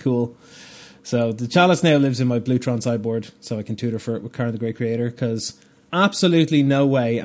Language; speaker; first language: English; native; English